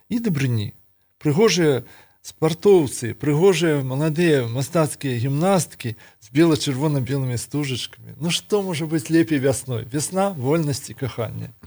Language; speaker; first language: Belarusian; native; Belarusian